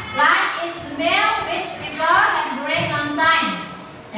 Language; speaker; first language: English; non-native, learner; Indonesian